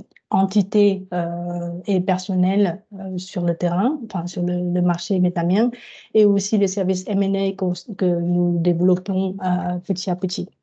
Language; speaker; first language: French; non-native, fluent; Vietnamese